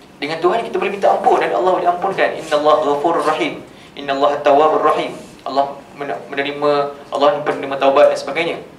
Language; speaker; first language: Malay; native; Malay